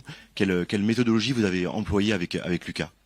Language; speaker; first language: French; native; French